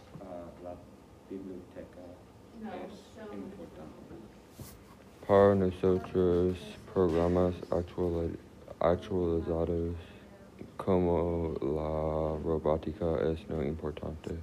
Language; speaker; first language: Spanish; non-native, learner; English